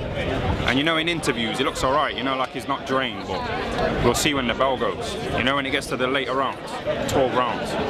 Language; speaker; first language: English; native; English